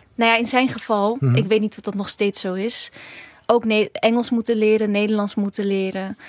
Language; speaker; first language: Dutch; early bilingual, other home language; Kurdish